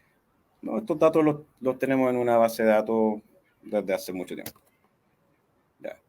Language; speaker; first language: Spanish; native; Spanish